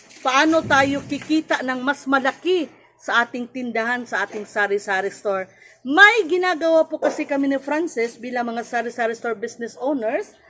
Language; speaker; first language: Filipino; non-native, local second language; Cebuano